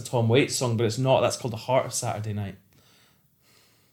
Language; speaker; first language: English; native; English